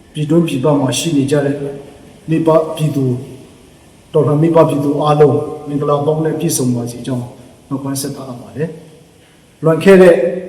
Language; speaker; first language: Burmese; non-native, local second language; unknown